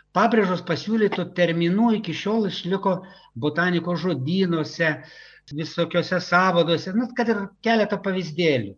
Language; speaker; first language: Lithuanian; native; Lithuanian